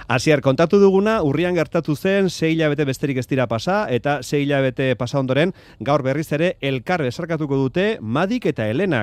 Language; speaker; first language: Basque; native; Basque